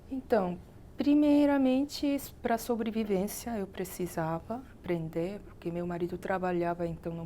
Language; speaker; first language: Portuguese; non-native, fluent; Korean